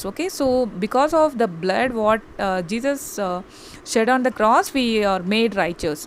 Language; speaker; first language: English; non-native, local second language; Tamil